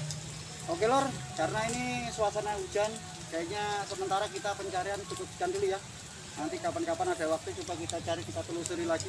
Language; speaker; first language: Indonesian; non-native, local second language; Javanese